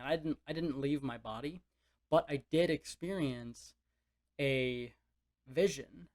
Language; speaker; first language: English; native; English